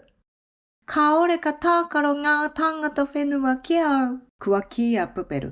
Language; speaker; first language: Māori; non-native, fluent; Japanese